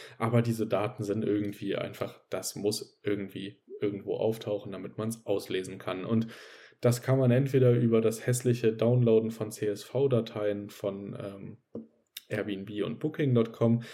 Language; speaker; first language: German; native; German